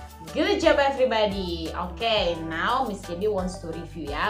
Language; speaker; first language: English; non-native, fluent; Indonesian